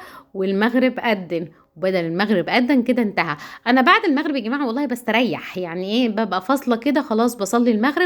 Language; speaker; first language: Arabic; native; Arabic